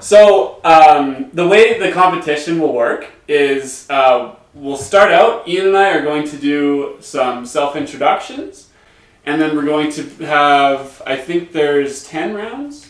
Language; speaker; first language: English; native; English